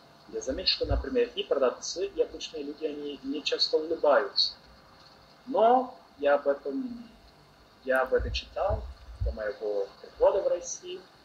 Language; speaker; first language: Russian; non-native, fluent; Portuguese